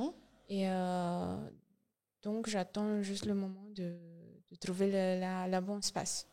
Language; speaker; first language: French; non-native, learner; Romanian